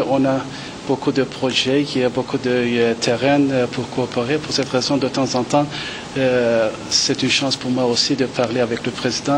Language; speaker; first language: French; non-native, fluent; Turkish